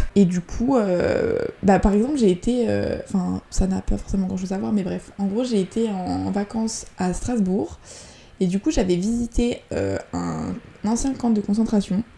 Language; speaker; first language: French; native; French